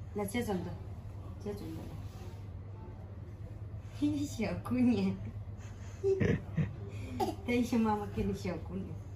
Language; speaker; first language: Chinese; non-native, learner; Nepali